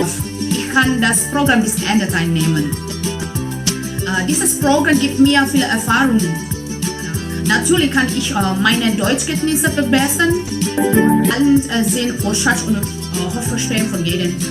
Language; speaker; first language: German; non-native, learner; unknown